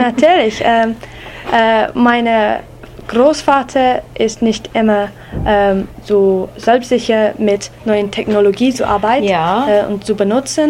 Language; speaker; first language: German; non-native, learner; English